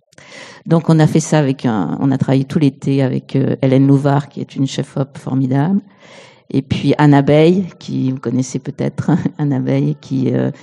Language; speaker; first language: French; native; French